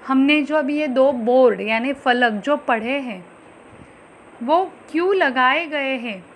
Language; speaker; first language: Hindi; non-native, local second language; Marathi